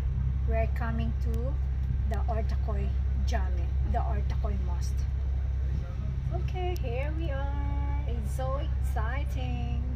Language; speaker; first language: English; non-native, local second language; Filipino